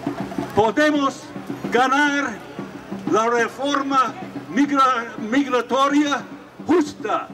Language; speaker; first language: Spanish; non-native, fluent; English